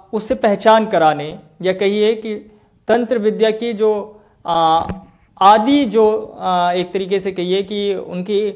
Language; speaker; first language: Hindi; native; Hindi